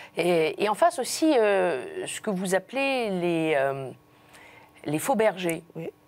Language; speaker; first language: French; native; French